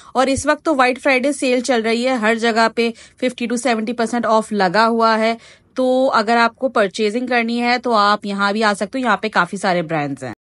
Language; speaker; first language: Urdu; native; Urdu